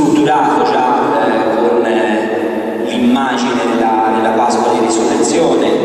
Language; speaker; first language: Italian; native; Italian